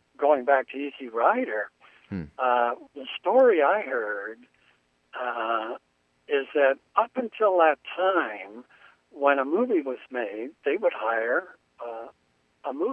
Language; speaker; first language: English; native; English